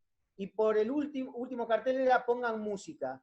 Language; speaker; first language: Spanish; native; Spanish